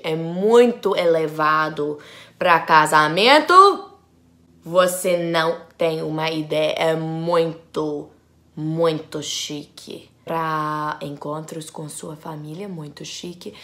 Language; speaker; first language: Portuguese; non-native, learner; English